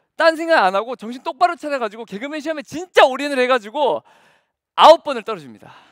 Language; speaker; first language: Korean; native; Korean